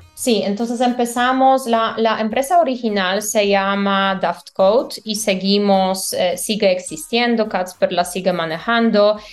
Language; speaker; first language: Spanish; non-native, fluent; Polish